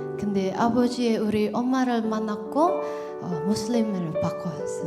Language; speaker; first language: Korean; non-native, learner; Indonesian